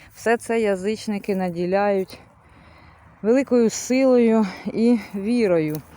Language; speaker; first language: Ukrainian; non-native, local second language; Russian